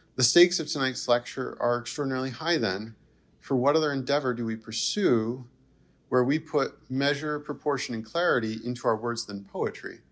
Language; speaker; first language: English; native; English